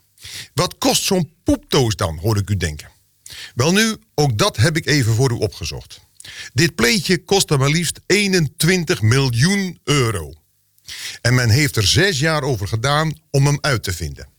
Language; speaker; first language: Dutch; native; Dutch